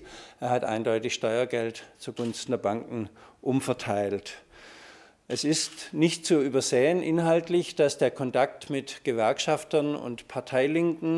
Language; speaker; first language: German; native; German